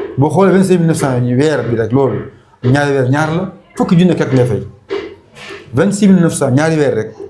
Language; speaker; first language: Wolof; non-native, local second language; Fula